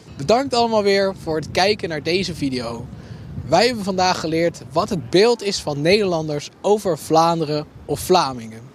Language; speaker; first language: Dutch; native; Dutch